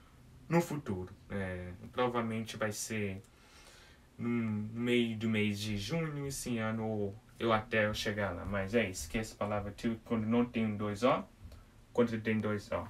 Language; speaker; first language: Portuguese; early bilingual, heritage; English